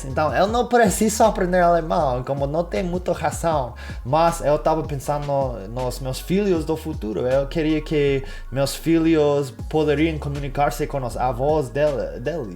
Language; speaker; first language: Portuguese; non-native, fluent; English